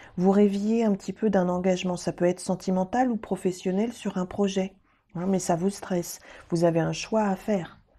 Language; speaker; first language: French; native; French